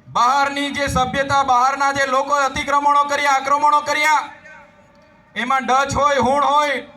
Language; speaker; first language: Gujarati; non-native, local second language; Vasavi